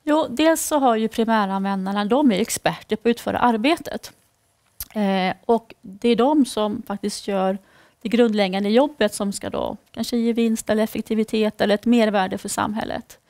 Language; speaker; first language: Swedish; native; Swedish